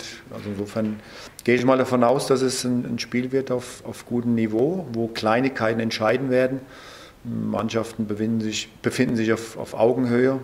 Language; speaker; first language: German; native; German